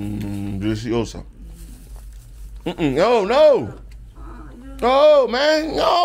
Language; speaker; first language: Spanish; non-native, learner; English